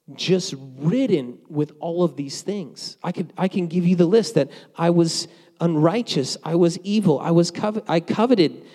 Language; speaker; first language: English; native; English